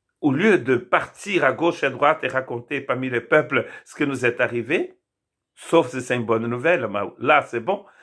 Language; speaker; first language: French; non-native, fluent; Portuguese